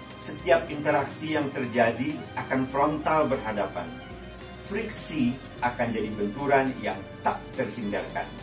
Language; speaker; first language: Indonesian; native; Indonesian